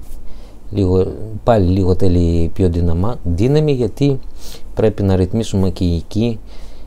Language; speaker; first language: Greek; non-native, learner; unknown